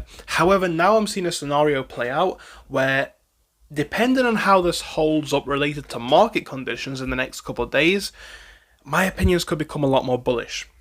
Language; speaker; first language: English; native; English